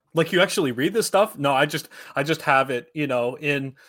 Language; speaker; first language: English; native; English